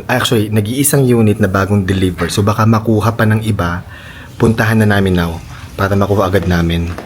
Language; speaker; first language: Filipino; native; Filipino